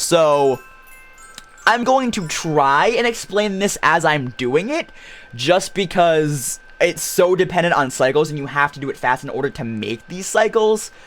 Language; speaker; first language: English; native; English